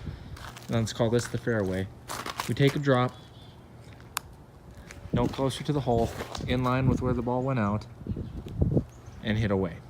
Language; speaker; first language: English; native; English